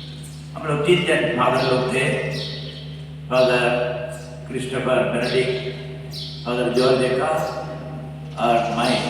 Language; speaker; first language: Hindi; non-native, local second language; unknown